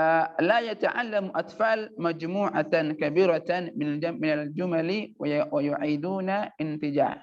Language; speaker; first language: Arabic; non-native, learner; Indonesian